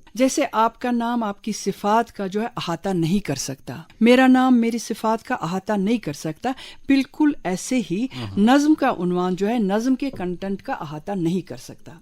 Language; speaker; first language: Urdu; non-native, local second language; Kashmiri